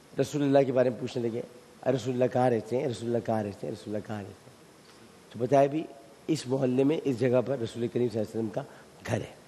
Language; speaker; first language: Urdu; native; Urdu